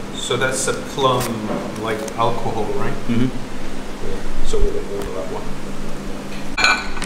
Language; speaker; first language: English; non-native, learner; Korean